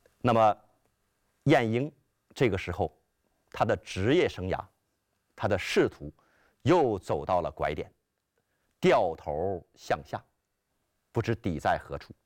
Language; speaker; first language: Chinese; native; Chinese